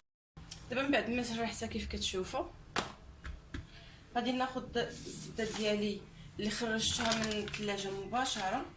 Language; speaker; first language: Arabic; native; Arabic